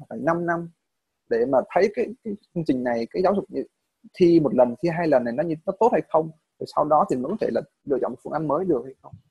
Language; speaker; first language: Vietnamese; native; Vietnamese